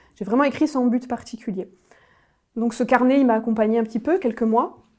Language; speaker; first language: French; native; French